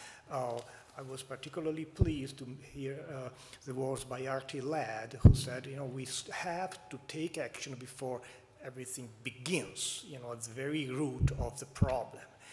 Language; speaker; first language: English; non-native, fluent; Italian